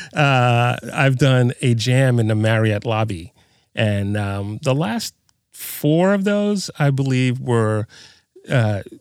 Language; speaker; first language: English; native; English